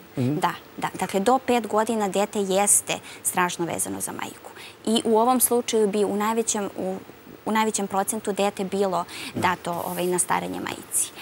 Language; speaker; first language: Serbian; native; Serbian